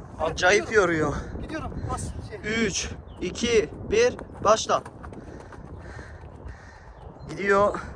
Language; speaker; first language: Turkish; early bilingual, heritage; Turkish